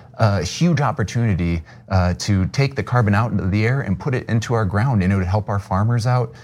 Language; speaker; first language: English; native; English